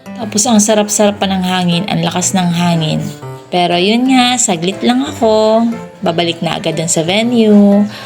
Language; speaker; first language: Filipino; non-native, local second language; Bikol